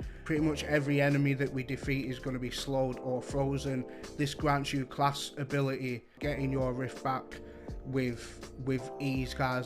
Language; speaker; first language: English; native; English